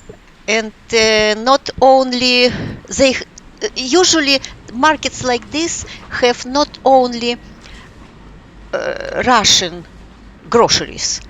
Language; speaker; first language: English; non-native, fluent; Russian